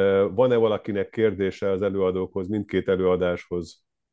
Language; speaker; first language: Hungarian; native; Hungarian